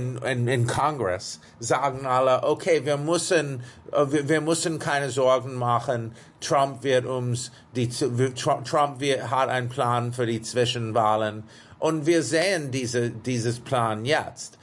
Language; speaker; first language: German; non-native, fluent; English